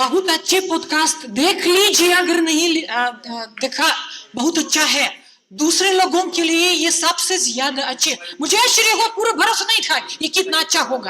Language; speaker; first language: Hindi; non-native, fluent; Russian